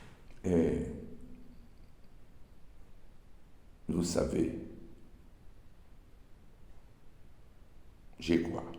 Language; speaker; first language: French; non-native, learner; Portuguese